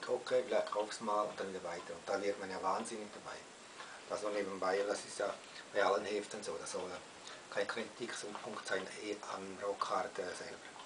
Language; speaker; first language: German; native; German